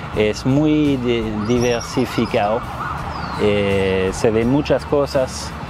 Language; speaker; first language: Spanish; non-native, fluent; French